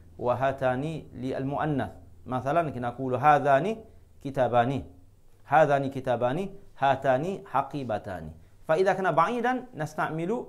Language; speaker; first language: Arabic; non-native, fluent; Malay